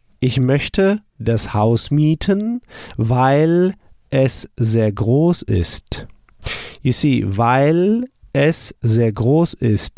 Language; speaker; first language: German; non-native, fluent; English